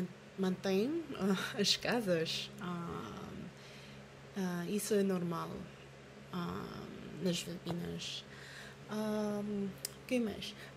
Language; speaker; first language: Portuguese; non-native, learner; Filipino